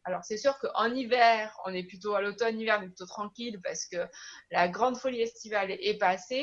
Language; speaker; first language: French; native; French